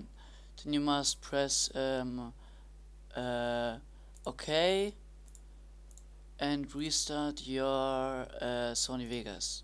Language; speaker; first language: English; non-native, learner; German